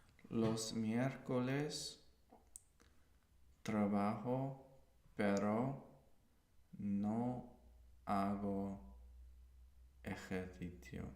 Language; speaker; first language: Spanish; non-native, learner; English